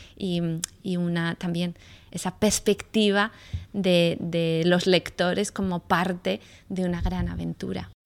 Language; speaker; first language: Spanish; native; Spanish